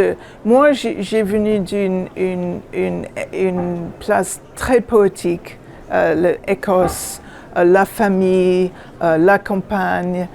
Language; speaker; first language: French; non-native, learner; English